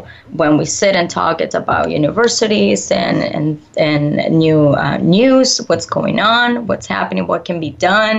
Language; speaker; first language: English; early bilingual, other home language; Spanish